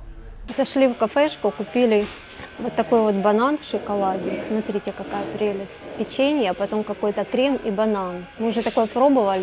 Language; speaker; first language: Russian; native; Russian